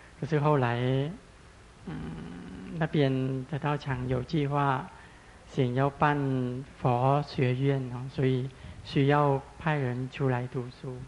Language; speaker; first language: Chinese; non-native, fluent; Thai